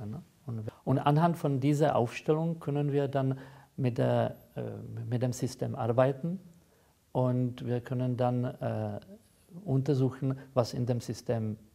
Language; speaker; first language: German; non-native, fluent; Czech